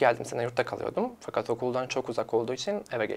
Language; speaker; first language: Turkish; non-native, fluent; Serbian